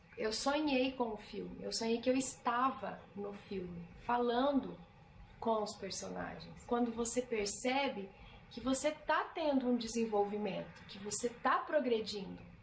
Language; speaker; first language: Portuguese; native; Portuguese